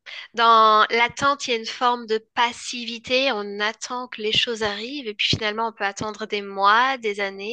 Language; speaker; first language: French; native; French